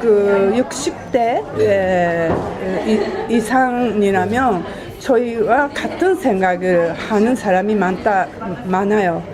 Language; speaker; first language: Korean; non-native, fluent; Japanese